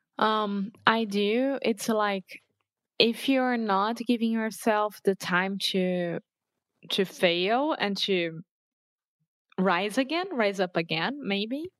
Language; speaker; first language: English; non-native, fluent; Portuguese